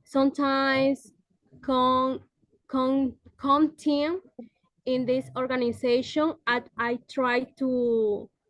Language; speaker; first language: English; non-native, learner; Spanish